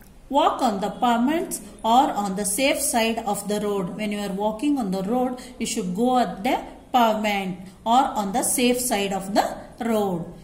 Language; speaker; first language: English; non-native, local second language; Kannada